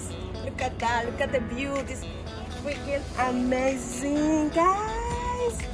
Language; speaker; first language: English; non-native, learner; Spanish